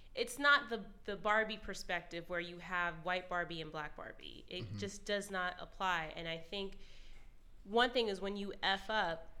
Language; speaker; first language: English; native; English